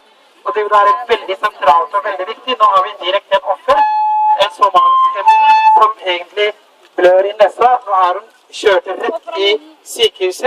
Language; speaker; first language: Norwegian; non-native, fluent; Somali